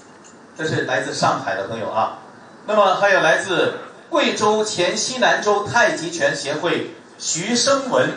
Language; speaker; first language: Chinese; native; Chinese